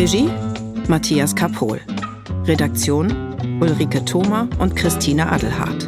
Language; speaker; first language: German; native; German